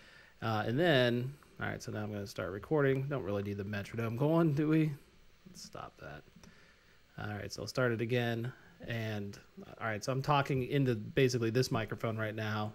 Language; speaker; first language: English; native; English